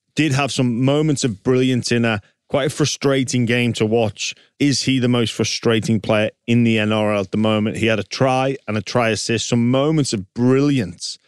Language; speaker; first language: English; native; English